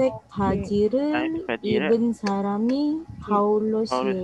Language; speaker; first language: Korean; non-native, learner; Malay